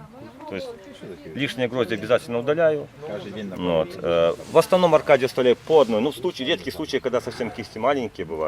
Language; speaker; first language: Russian; native; Russian